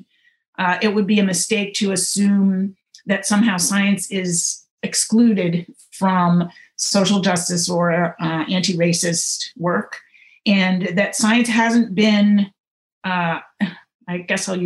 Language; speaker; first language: English; native; English